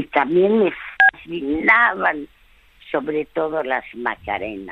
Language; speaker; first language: Spanish; non-native, fluent; French